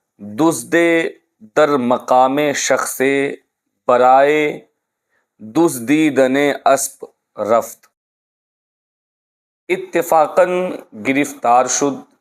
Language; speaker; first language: Persian; non-native, fluent; Urdu